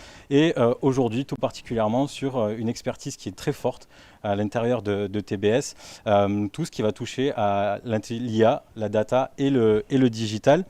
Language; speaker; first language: French; native; French